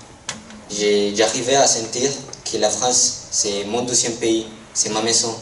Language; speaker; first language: French; non-native, fluent; Spanish